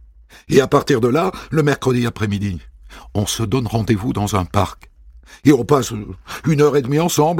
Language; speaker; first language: French; native; French